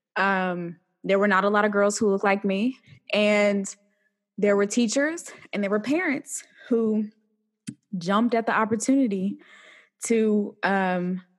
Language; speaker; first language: English; native; English